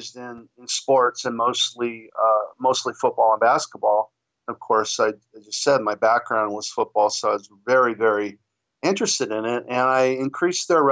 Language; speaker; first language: English; native; English